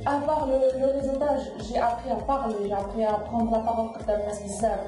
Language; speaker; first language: French; non-native, local second language; Arabic